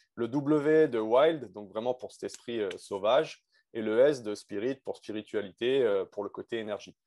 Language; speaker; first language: French; native; French